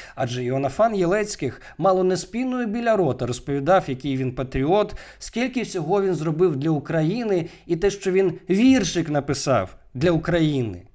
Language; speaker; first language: Ukrainian; native; Ukrainian